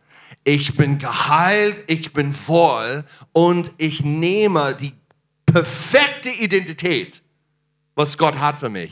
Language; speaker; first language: German; non-native, fluent; English